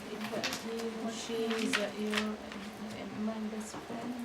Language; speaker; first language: English; non-native, learner; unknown